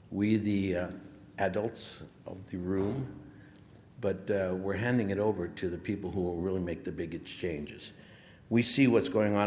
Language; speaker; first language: English; early bilingual, other home language; Spanish